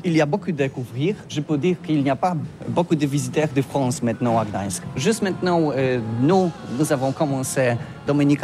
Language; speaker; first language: French; non-native, learner; Polish